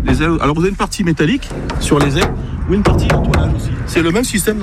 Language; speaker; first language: French; native; French